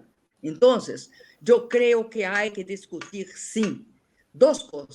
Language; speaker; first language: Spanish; non-native, learner; Portuguese